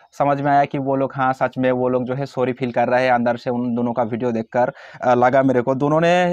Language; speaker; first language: Hindi; native; Hindi